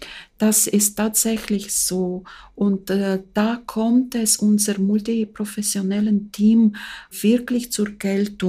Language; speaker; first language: German; non-native, fluent; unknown